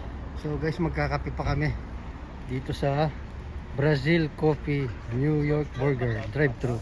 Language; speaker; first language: Filipino; native; Filipino